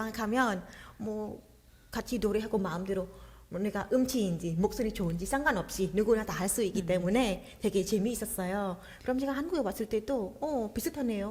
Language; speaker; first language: Korean; non-native, fluent; Khmer